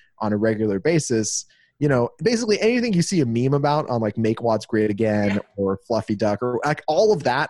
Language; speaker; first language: English; native; English